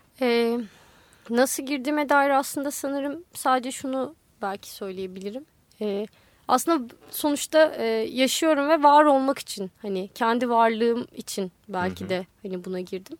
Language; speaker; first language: Turkish; native; Turkish